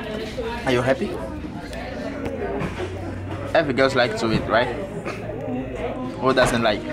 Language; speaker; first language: English; non-native, fluent; Portuguese